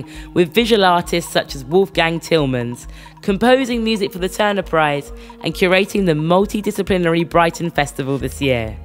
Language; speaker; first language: English; native; English